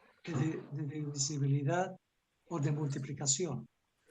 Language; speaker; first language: Spanish; native; Spanish